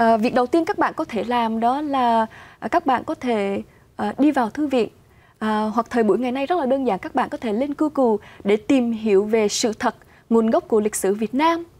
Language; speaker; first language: Vietnamese; early bilingual, heritage; Vietnamese